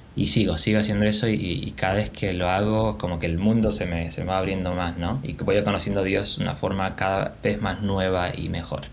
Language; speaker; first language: Spanish; native; Spanish